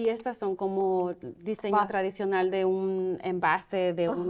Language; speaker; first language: Spanish; early bilingual, other home language; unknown